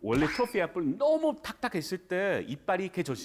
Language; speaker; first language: Korean; non-native, fluent; English